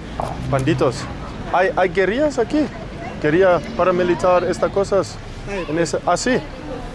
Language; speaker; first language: Spanish; non-native, learner; English